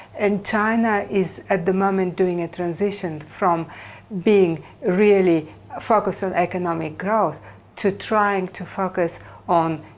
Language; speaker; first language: English; non-native, fluent; Bulgarian